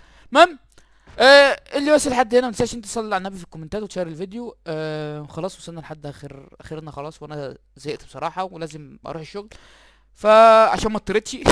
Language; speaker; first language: Arabic; native; Arabic